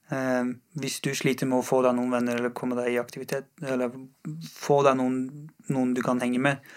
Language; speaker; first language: Norwegian; non-native, fluent; Persian